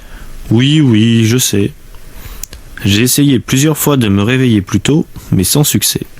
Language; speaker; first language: French; native; French